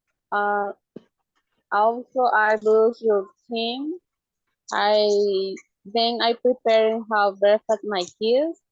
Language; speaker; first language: English; non-native, learner; Spanish